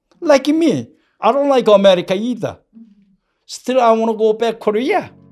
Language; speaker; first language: English; non-native, learner; Korean